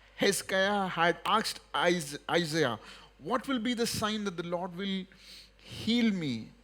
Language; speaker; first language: English; non-native, local second language; Hindi